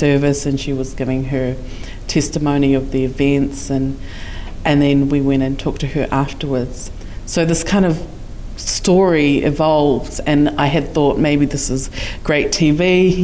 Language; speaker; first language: English; native; English